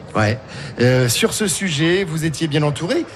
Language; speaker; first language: French; native; French